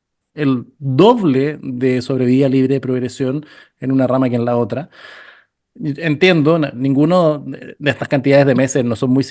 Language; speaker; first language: Spanish; native; Spanish